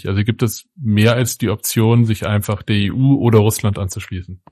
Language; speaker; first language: German; native; German